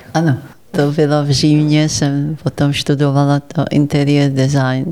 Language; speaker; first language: Czech; early bilingual, heritage; Czech